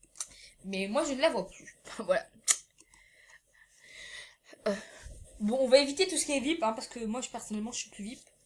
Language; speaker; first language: French; native; French